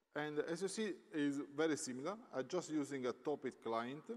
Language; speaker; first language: English; non-native, fluent; Italian